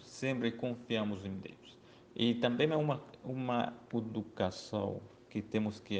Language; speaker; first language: Portuguese; non-native, learner; Arabic